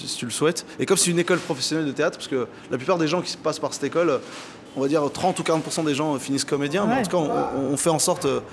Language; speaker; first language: French; early bilingual, other home language; Arabic